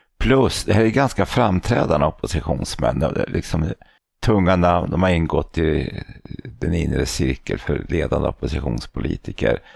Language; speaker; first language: Swedish; native; Swedish